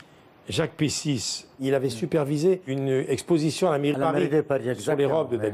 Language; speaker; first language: French; native; French